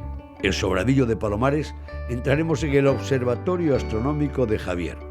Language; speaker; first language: Spanish; native; Spanish